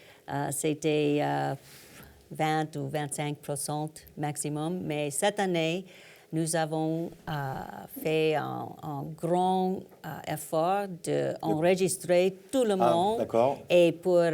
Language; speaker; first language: French; non-native, learner; English